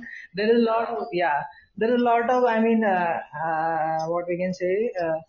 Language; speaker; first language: English; non-native, local second language; Hindi